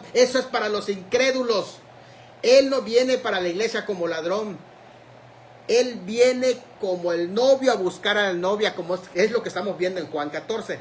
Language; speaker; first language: Spanish; native; Spanish